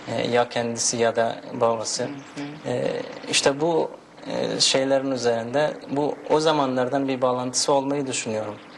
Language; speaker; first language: Turkish; non-native, fluent; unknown